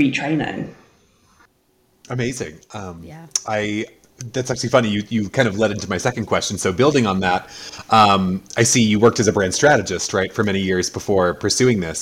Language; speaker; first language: English; native; English